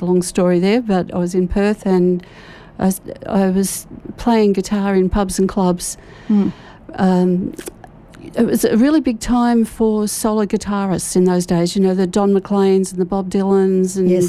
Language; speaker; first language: English; native; English